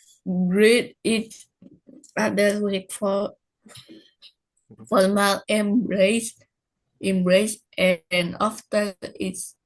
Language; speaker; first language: English; non-native, learner; Indonesian